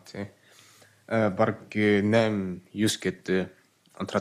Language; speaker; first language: Mongolian; early bilingual, heritage; Mongolian